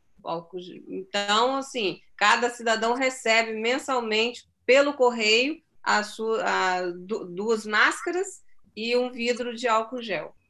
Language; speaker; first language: Portuguese; native; Portuguese